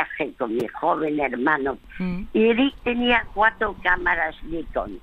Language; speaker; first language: Spanish; early bilingual, other home language; French